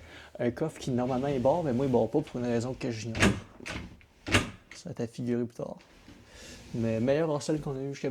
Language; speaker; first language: French; native; French